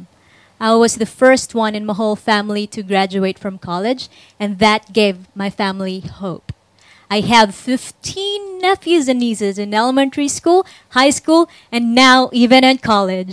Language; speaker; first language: English; non-native, local second language; Hiligaynon